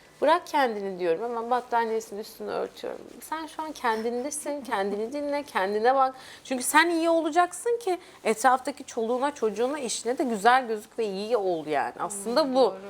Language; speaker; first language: Turkish; native; Turkish